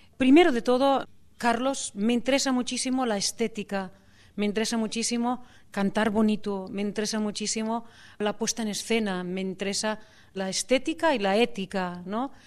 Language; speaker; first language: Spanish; non-native, local second language; Catalan